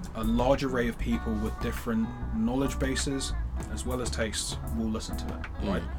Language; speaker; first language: English; native; English